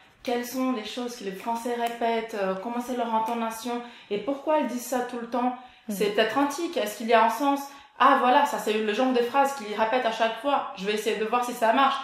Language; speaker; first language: French; non-native, fluent; Portuguese